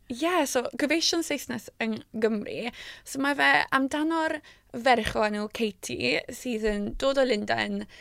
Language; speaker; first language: Welsh; non-native, local second language; English